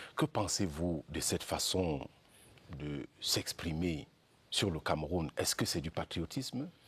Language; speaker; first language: French; native; French